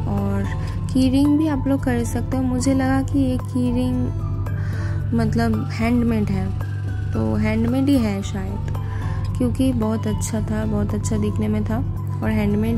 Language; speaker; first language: Hindi; non-native, local second language; Bangla